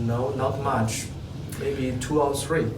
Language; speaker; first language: English; non-native, local second language; Chinese